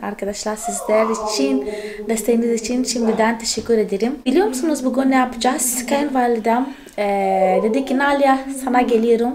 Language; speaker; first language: Turkish; non-native, fluent; Portuguese